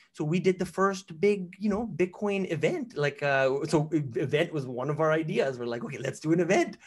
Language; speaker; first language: English; native; English